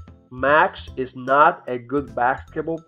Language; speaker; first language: English; non-native, fluent; Spanish